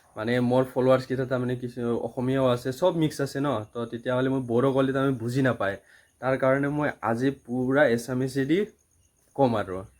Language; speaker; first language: Assamese; non-native, local second language; Bodo